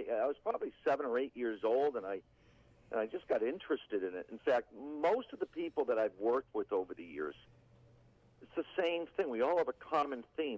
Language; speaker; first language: English; native; English